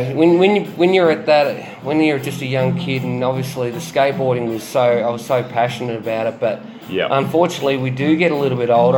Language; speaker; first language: English; native; English